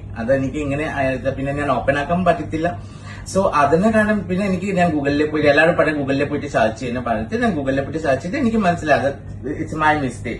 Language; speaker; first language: Malayalam; non-native, fluent; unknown